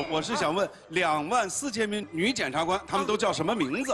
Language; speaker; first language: Chinese; native; Chinese